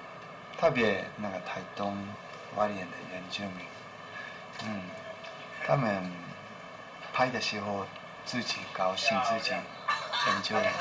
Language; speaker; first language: Chinese; non-native, learner; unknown